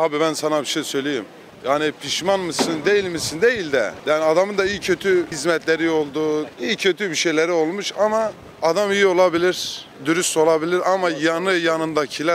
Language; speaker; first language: Turkish; native; Turkish